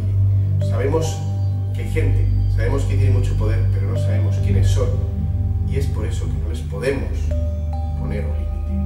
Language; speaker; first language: Spanish; native; Spanish